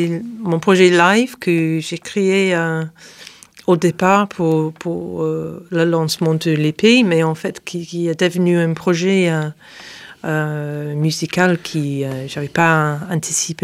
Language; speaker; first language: French; non-native, fluent; English